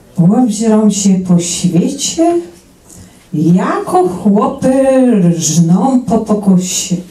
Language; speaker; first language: Polish; native; Polish